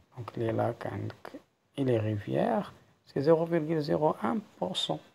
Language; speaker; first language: French; non-native, local second language; Arabic